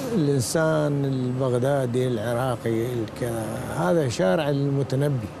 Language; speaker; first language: Arabic; native; Arabic